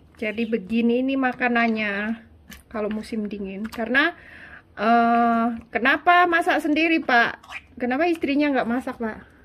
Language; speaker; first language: Indonesian; native; Indonesian